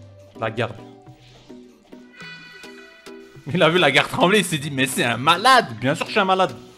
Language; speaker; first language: French; native; French